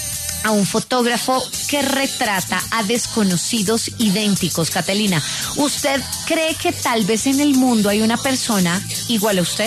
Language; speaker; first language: Spanish; native; Spanish